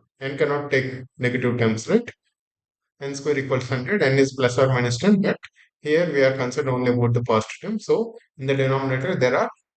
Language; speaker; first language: English; non-native, local second language; Telugu